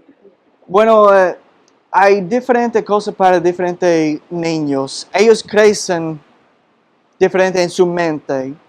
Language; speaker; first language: Spanish; non-native, fluent; English